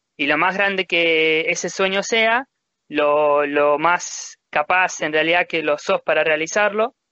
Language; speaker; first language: Spanish; early bilingual, heritage; Spanish